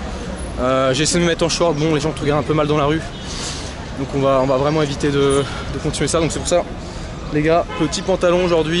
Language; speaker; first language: French; native; French